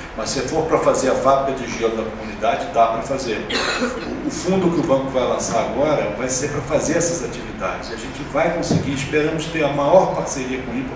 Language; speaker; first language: Portuguese; native; Portuguese